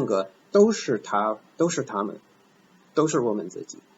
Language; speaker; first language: Chinese; non-native, fluent; English